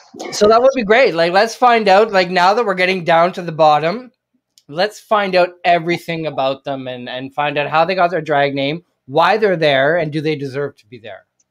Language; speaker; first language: English; native; English